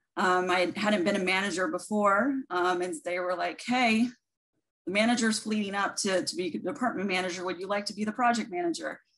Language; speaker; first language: English; native; English